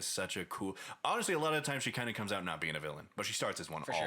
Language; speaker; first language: English; native; English